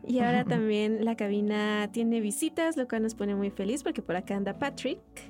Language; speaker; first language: Spanish; native; Spanish